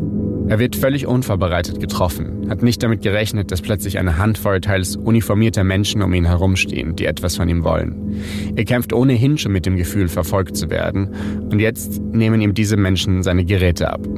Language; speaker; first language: German; native; German